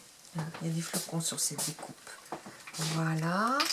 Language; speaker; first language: French; native; French